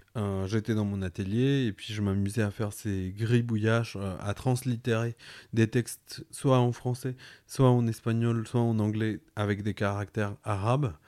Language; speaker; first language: French; non-native, fluent; Spanish